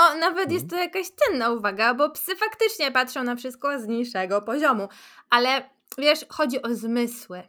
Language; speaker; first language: Polish; native; Polish